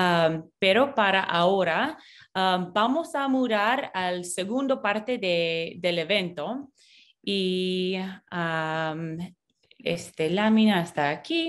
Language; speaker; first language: Spanish; non-native, fluent; English